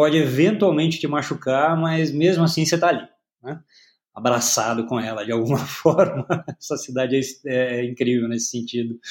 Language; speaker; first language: Portuguese; native; Portuguese